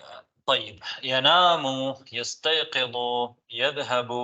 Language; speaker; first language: Arabic; non-native, fluent; Tamil